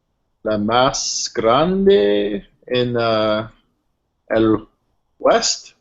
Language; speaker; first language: Spanish; non-native, learner; English